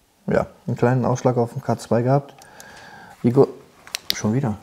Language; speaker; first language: German; native; German